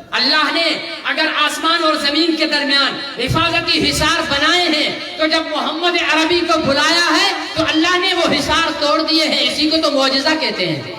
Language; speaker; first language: Urdu; non-native, local second language; Sindhi